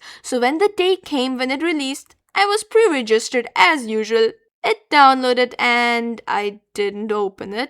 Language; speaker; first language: English; native; English